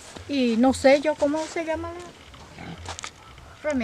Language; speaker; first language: Spanish; non-native, local second language; Guarani